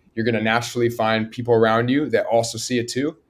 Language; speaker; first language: English; native; English